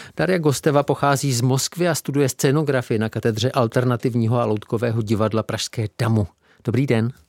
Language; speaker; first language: Czech; native; Czech